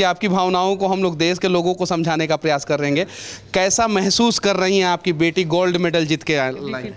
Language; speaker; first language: Hindi; native; Hindi